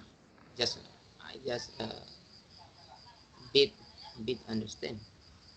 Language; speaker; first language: English; non-native, learner; Indonesian